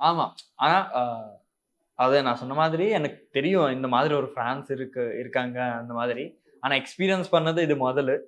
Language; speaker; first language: Tamil; non-native, learner; Telugu